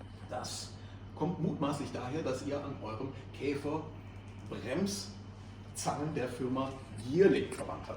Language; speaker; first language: German; native; German